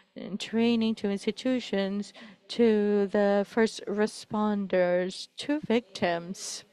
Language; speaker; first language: English; non-native, fluent; Spanish